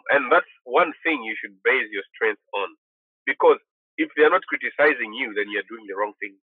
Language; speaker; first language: English; non-native, local second language; Bemba